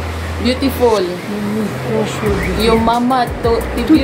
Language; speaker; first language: Italian; non-native, learner; Cebuano